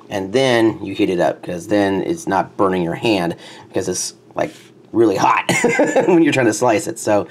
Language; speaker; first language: English; native; English